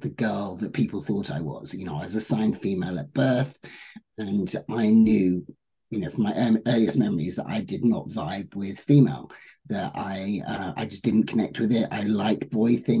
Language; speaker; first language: English; native; English